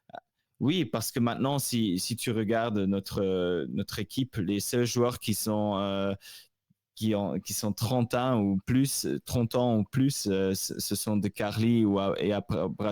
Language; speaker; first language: French; non-native, local second language; Swiss German